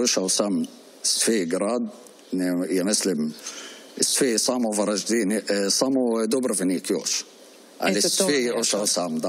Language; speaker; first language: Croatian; non-native, learner; Arabic